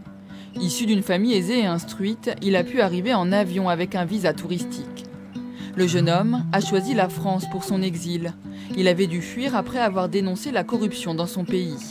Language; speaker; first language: French; native; French